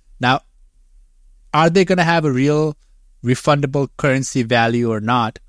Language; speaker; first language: English; non-native, fluent; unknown